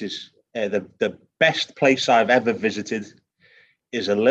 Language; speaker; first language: English; native; English